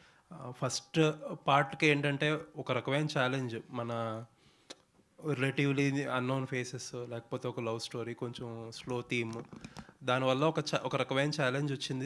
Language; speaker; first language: Telugu; native; Telugu